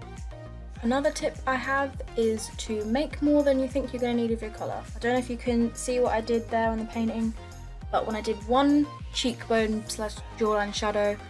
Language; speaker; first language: English; native; English